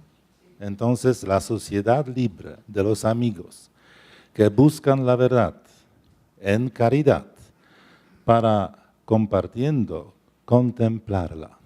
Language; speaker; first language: Spanish; non-native, fluent; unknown